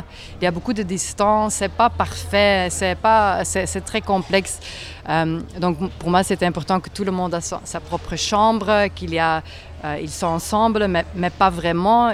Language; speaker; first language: French; non-native, local second language; Dutch